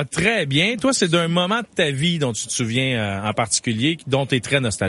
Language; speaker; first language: French; native; French